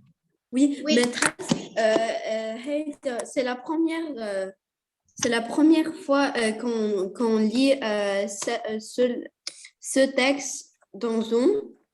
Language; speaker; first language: French; non-native, local second language; Arabic